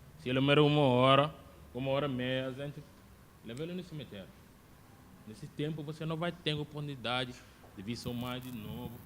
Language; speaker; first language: Portuguese; non-native, learner; Wolof